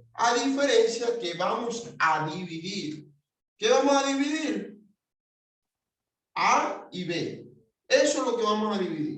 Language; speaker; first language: Spanish; native; Spanish